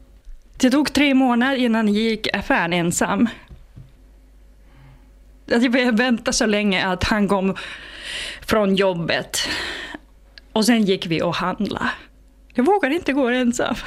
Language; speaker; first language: Swedish; non-native, fluent; Finnish